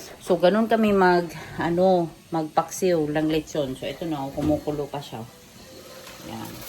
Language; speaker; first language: Filipino; non-native, local second language; Cebuano